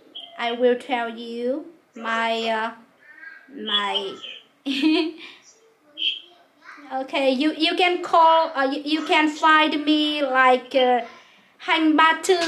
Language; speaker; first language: English; non-native, local second language; Vietnamese